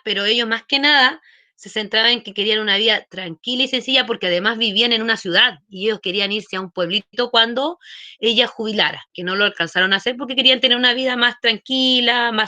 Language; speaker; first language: Spanish; native; Spanish